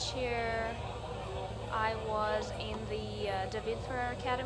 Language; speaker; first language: English; non-native, fluent; Russian